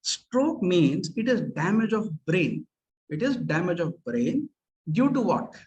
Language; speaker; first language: English; non-native, local second language; Kannada